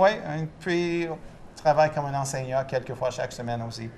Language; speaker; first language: French; non-native, local second language; English